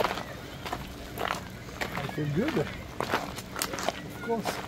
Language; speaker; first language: English; non-native, learner; French